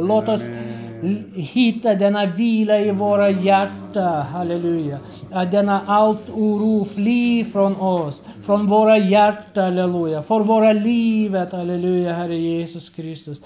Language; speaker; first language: Swedish; non-native, learner; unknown